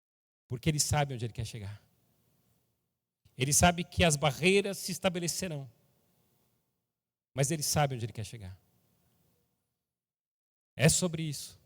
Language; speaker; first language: Portuguese; native; Portuguese